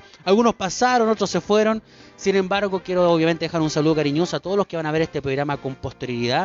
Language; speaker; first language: Spanish; native; Spanish